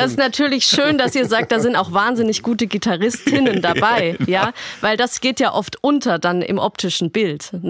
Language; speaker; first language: German; native; German